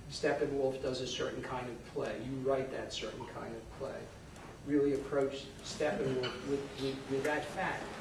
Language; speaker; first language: English; native; English